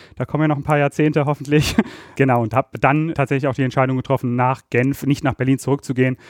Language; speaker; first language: German; native; German